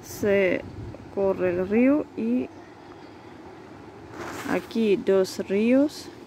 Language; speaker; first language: Spanish; non-native, fluent; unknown